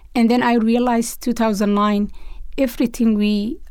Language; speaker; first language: English; non-native, learner; Somali